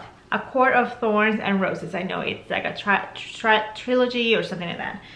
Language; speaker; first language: English; non-native, fluent; Spanish